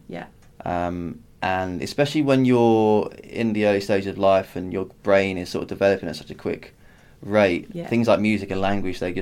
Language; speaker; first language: English; native; English